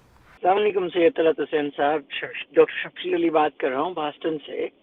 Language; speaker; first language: Urdu; native; Urdu